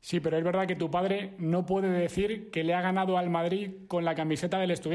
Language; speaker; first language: Spanish; native; Spanish